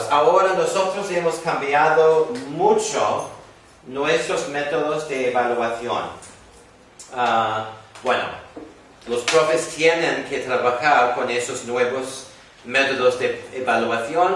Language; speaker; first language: Spanish; non-native, fluent; English